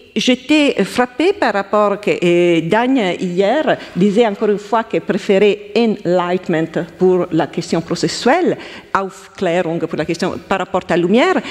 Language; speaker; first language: French; non-native, fluent; Italian